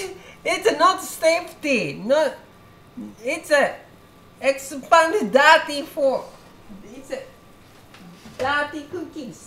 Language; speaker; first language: English; non-native, learner; Japanese